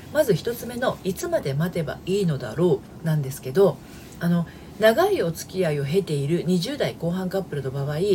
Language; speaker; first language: Japanese; native; Japanese